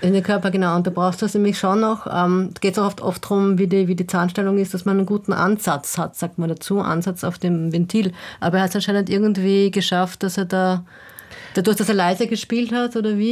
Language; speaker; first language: German; native; German